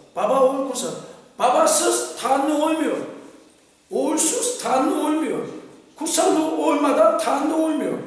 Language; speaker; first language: Turkish; non-native, fluent; Korean